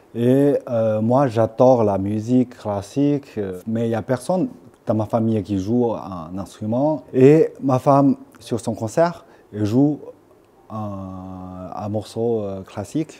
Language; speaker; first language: French; non-native, fluent; Chinese